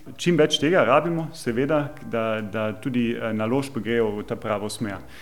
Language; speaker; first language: Slovenian; non-native, fluent; German